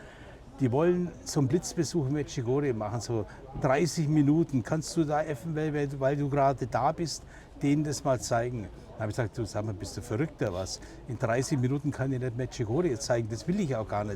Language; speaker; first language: German; native; German